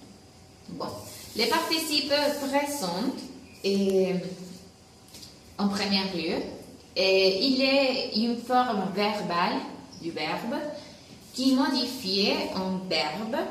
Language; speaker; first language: French; non-native, learner; Spanish